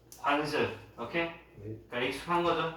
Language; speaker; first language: Korean; native; Korean